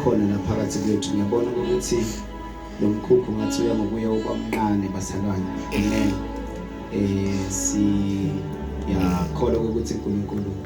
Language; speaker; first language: Zulu; non-native, local second language; Swati